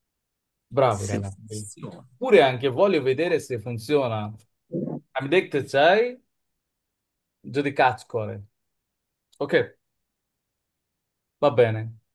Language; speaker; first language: Italian; non-native, fluent; Bangla